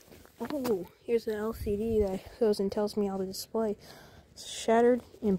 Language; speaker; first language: English; native; English